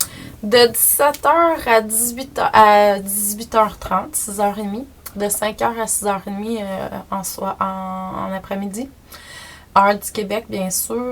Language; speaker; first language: French; native; French